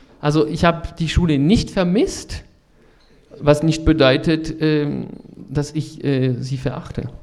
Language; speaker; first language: German; non-native, fluent; French